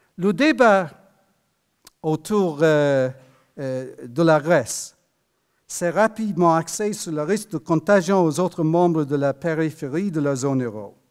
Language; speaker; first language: French; non-native, fluent; English